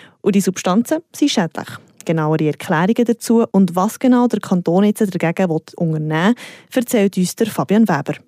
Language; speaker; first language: German; native; German